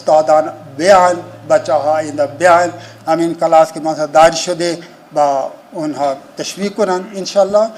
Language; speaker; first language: Persian; non-native, fluent; Urdu